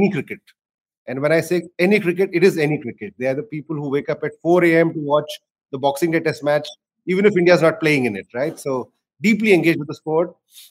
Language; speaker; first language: English; non-native, local second language; Hindi